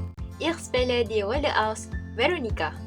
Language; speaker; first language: German; non-native, learner; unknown